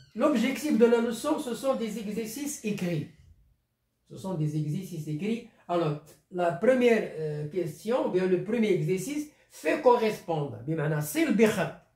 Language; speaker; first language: French; non-native, local second language; Arabic